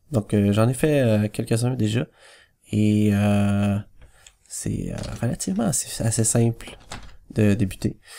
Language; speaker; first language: French; native; French